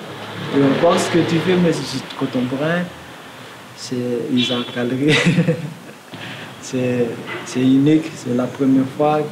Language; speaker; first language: French; non-native, local second language; Malagasy